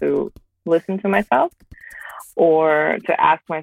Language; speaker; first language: English; non-native, fluent; Russian